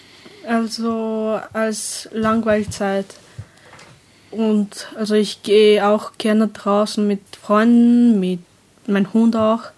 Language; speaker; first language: German; non-native, learner; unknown